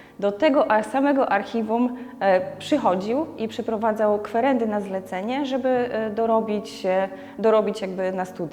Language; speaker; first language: Polish; native; Polish